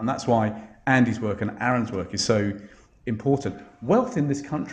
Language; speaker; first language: English; native; English